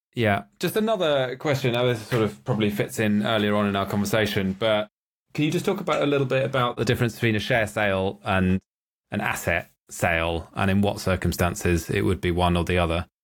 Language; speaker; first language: English; native; English